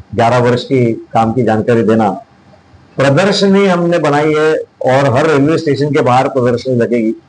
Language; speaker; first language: Hindi; non-native, local second language; Marathi